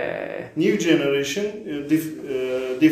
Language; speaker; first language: English; non-native, learner; Turkish